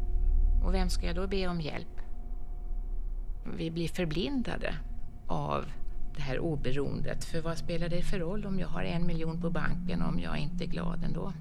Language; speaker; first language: Swedish; native; Swedish